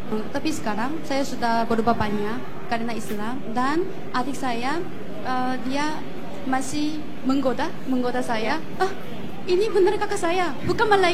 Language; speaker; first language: Indonesian; non-native, fluent; Korean